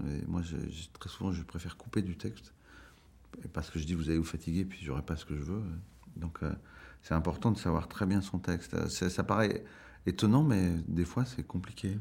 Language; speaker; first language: French; native; French